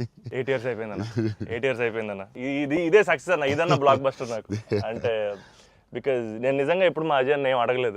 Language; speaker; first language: Telugu; native; Telugu